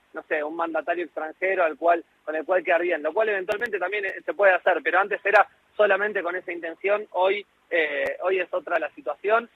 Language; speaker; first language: Spanish; native; Spanish